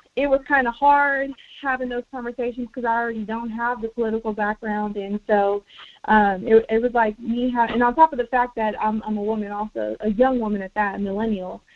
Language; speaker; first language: English; early bilingual, other home language; Spanish